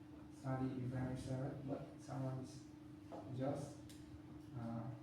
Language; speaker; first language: English; non-native, learner; Vietnamese